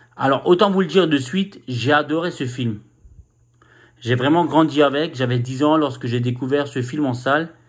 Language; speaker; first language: French; native; French